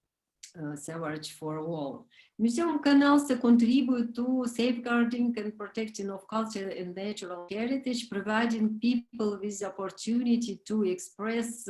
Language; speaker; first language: English; non-native, learner; Romanian